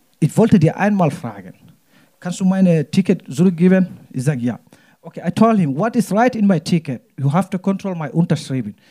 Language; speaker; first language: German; non-native, learner; Wolof